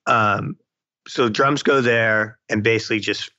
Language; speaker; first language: English; native; English